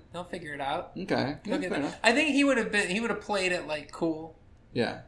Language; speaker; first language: English; native; English